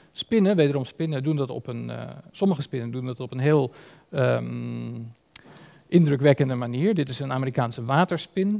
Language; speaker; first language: Dutch; native; Dutch